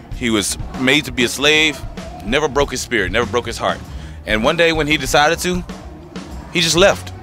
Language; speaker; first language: English; native; English